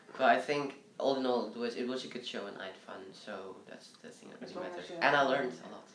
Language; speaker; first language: English; early bilingual, other home language; Indonesian